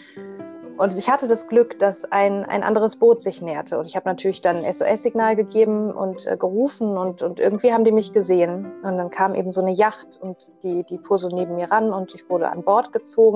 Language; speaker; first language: German; native; German